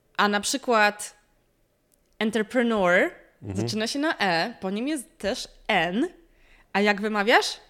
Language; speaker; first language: Polish; native; Polish